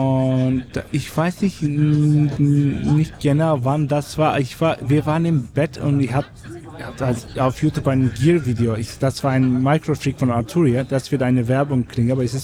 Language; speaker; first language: German; non-native, fluent; Turkish